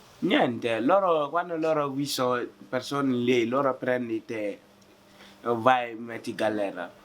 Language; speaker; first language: Italian; non-native, learner; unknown